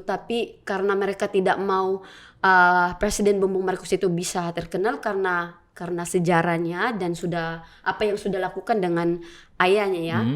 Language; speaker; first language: Indonesian; non-native, learner; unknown